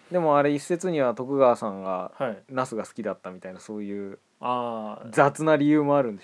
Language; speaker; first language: Japanese; native; Japanese